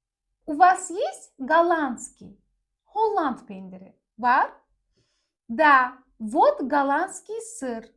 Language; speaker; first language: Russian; non-native, fluent; Azerbaijani